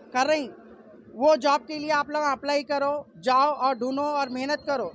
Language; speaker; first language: Hindi; non-native, local second language; Urdu